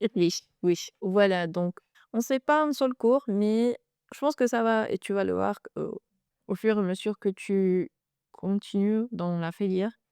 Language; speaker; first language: French; non-native, fluent; Spanish